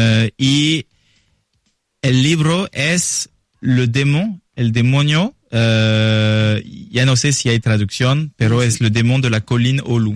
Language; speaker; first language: Spanish; non-native, learner; French